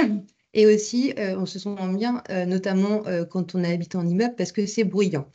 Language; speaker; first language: French; native; French